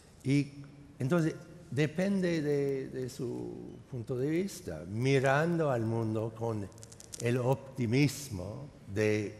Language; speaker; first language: Spanish; non-native, fluent; English